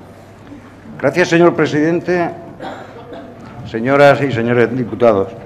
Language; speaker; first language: Spanish; native; Spanish